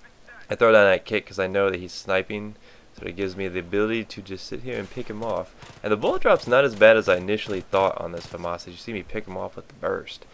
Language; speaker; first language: English; native; English